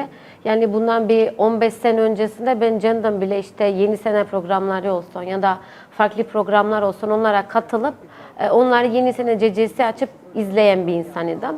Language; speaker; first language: Turkish; non-native, local second language; Albanian